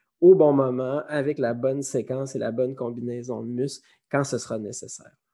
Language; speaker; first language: French; native; French